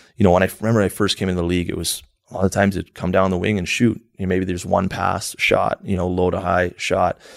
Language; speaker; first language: English; native; English